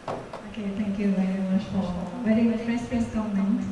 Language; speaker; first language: English; non-native, learner; Vietnamese